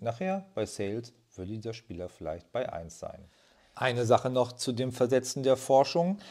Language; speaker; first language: German; native; German